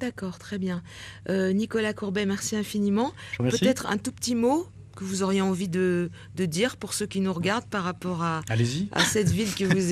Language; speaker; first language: French; native; French